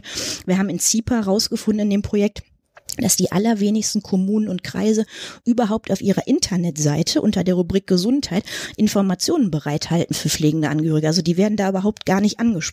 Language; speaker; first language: German; native; German